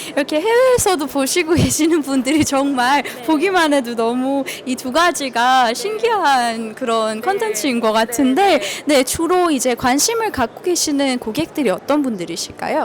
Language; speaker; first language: Korean; native; Korean